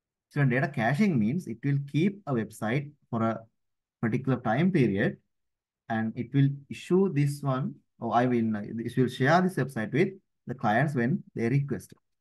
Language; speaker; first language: English; non-native, local second language; Sinhala